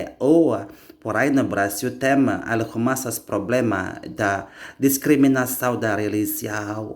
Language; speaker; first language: Portuguese; non-native, learner; Indonesian